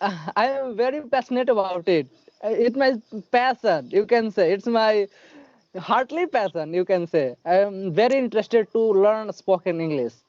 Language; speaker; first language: English; non-native, learner; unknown